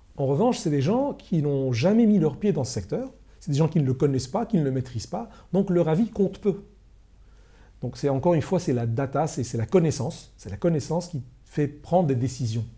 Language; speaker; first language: French; non-native, local second language; Arabic